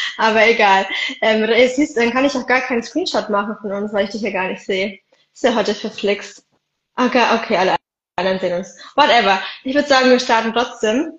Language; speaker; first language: German; early bilingual, other home language; Arabic